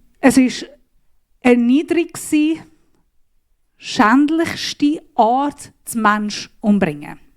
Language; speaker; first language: German; non-native, learner; Persian